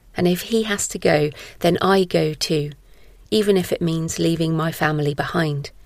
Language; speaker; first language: English; native; English